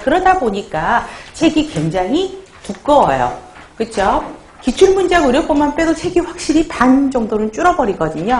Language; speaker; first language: Korean; native; Korean